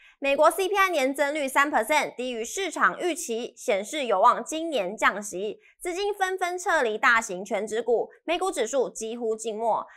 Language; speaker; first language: Chinese; native; Chinese